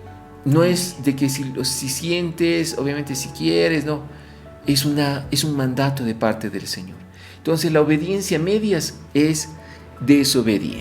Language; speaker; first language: Spanish; native; Spanish